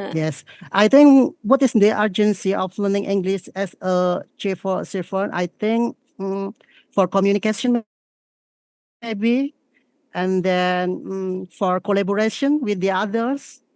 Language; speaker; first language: English; non-native, learner; Indonesian